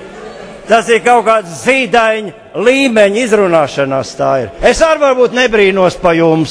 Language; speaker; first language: Latvian; native; Latvian